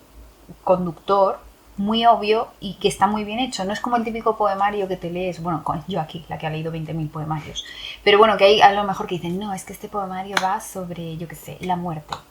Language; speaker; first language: Spanish; native; Spanish